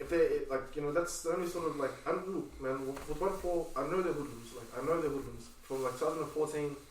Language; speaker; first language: English; native; English